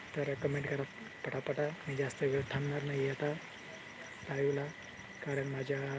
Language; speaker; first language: Hindi; non-native, local second language; Marathi